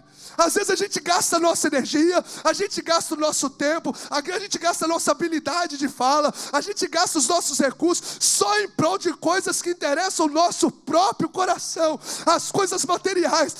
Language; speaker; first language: Portuguese; native; Portuguese